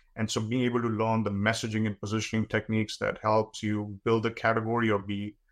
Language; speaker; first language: English; non-native, local second language; Gujarati